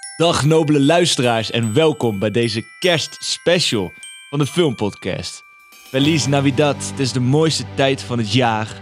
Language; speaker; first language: Dutch; early bilingual, other home language; Bosnian